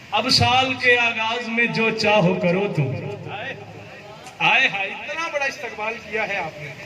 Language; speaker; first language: Urdu; non-native, local second language; Punjabi